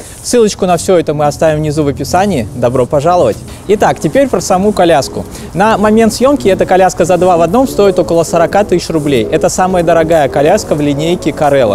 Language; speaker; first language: Russian; native; Russian